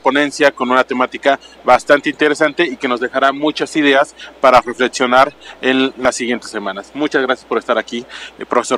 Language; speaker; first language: Spanish; native; Spanish